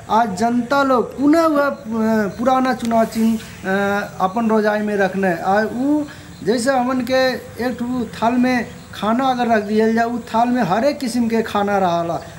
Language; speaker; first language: Bhojpuri; non-native, local second language; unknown